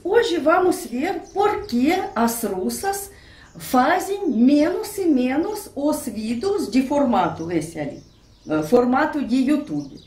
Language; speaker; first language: Portuguese; non-native, fluent; Russian